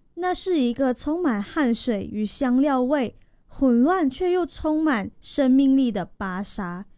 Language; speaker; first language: Chinese; native; Chinese